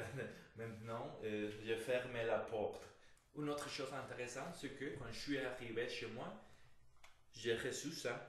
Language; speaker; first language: French; non-native, fluent; Spanish